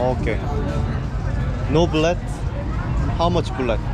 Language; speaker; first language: English; non-native, learner; Korean